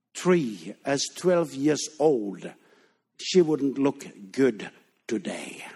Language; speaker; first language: English; non-native, fluent; Danish